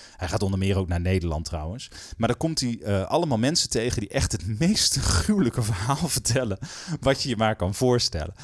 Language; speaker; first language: Dutch; native; Dutch